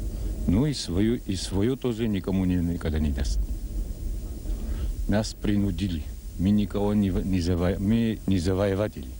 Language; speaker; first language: Russian; non-native, local second language; Abkhazian